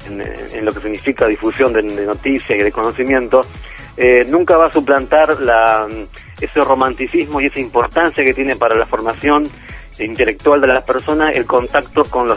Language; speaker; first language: Spanish; native; Spanish